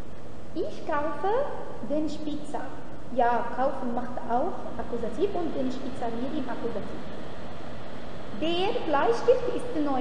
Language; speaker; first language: German; non-native, fluent; Arabic